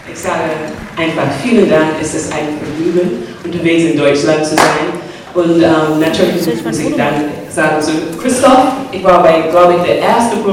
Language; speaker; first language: German; non-native, fluent; English